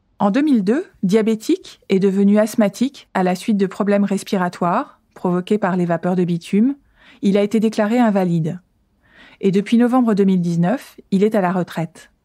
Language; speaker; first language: French; native; French